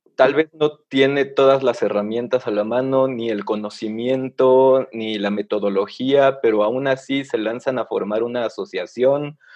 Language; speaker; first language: Spanish; native; Spanish